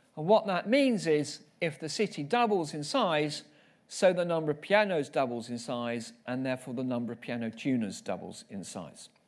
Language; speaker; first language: English; native; English